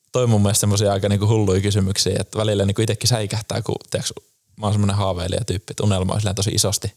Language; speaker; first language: Finnish; native; Finnish